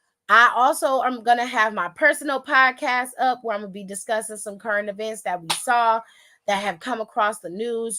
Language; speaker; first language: English; native; English